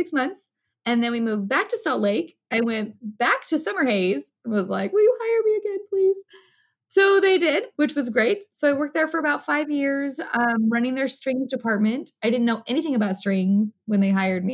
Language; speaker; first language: English; native; English